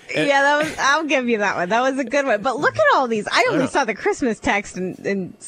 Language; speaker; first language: English; native; English